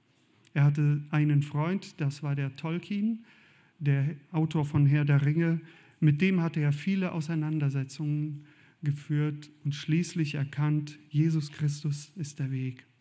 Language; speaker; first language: German; native; German